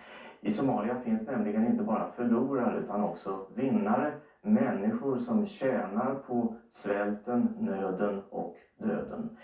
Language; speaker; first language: Swedish; native; Swedish